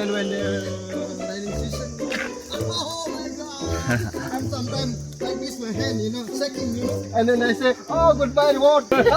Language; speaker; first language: English; non-native, learner; Indonesian